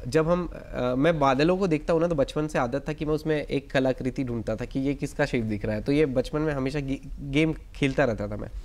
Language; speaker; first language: Hindi; native; Hindi